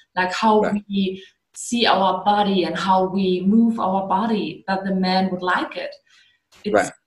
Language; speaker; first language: English; non-native, fluent; German